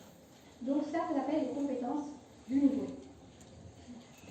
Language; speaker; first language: French; non-native, local second language; Arabic